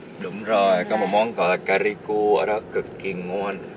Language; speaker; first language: Vietnamese; early bilingual, heritage; Vietnamese